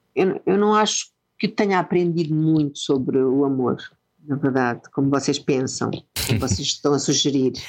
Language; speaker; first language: Portuguese; native; Portuguese